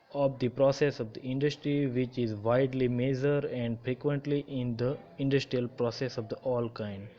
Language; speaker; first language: English; non-native, local second language; Gujarati